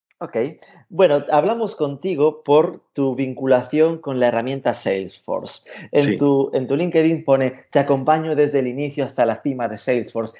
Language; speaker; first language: Spanish; native; Spanish